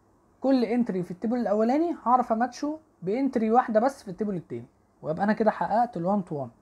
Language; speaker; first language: Arabic; native; Arabic